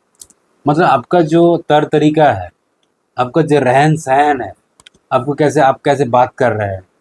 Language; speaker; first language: Hindi; non-native, local second language; Bangla